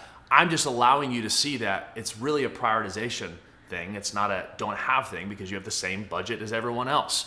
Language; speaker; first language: English; native; English